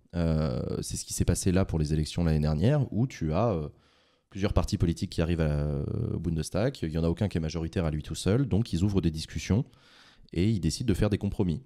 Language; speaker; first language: French; native; French